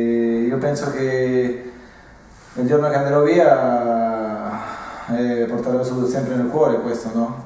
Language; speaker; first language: Italian; non-native, fluent; Spanish